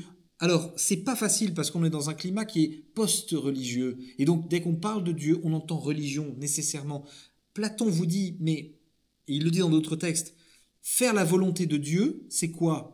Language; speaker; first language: French; native; French